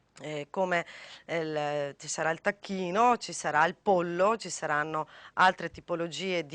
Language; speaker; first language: Italian; native; Italian